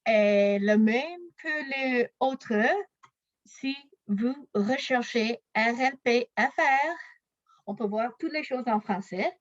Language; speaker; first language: French; non-native, local second language; English